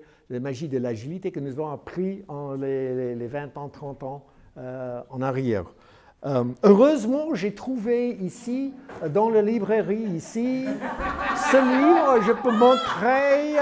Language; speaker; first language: French; non-native, learner; English